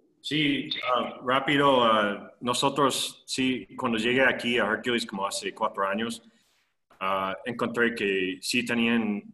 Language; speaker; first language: Spanish; non-native, fluent; English